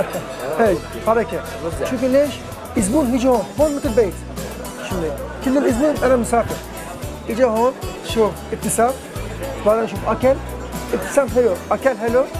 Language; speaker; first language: Arabic; non-native, learner; Turkish